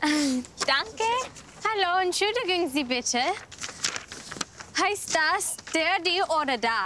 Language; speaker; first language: German; non-native, learner; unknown